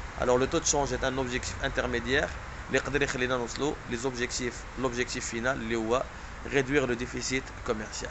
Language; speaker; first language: French; non-native, local second language; Arabic